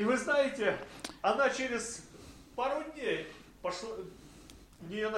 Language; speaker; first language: Polish; non-native, learner; Russian